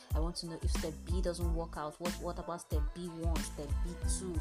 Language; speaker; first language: English; non-native, local second language; Yoruba